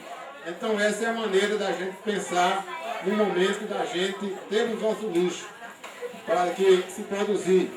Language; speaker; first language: Portuguese; native; Portuguese